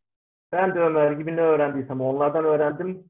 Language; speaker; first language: Turkish; native; Turkish